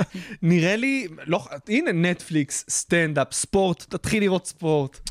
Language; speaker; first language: Hebrew; native; Hebrew